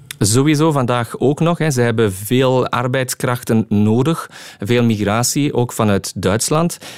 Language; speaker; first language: Dutch; non-native, local second language; German